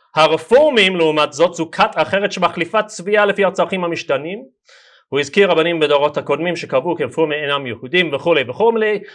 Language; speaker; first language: Hebrew; non-native, fluent; English